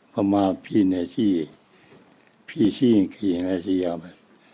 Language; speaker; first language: Burmese; non-native, local second language; S'gaw Karen